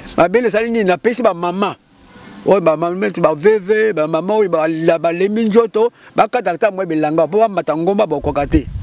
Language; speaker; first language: Lingala; non-native, local second language; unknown